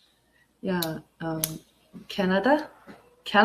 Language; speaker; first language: English; non-native, learner; Korean